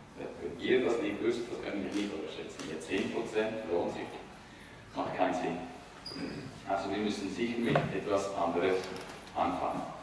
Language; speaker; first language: German; non-native, fluent; Italian